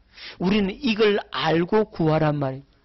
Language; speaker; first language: Korean; native; Korean